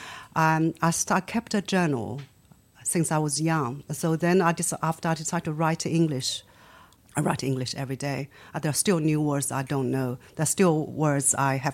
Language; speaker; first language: English; non-native, fluent; Chinese